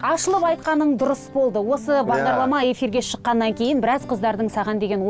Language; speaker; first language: Kazakh; native; Kazakh